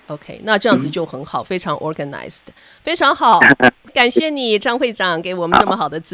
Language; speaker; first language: Chinese; native; Chinese